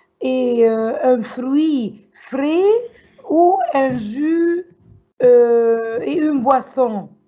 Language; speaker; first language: French; non-native, learner; Arabic